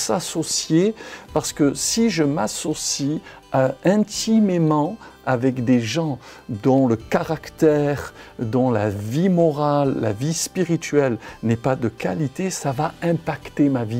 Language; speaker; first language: French; native; French